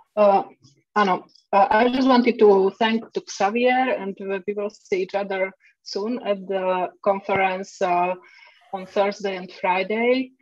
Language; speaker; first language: English; non-native, fluent; Slovak